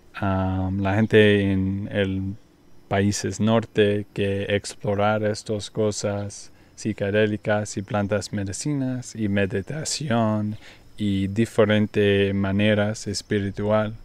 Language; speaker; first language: Spanish; non-native, learner; English